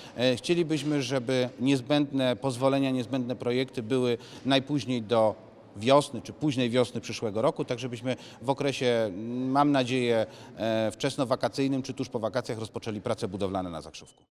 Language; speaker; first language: Polish; native; Polish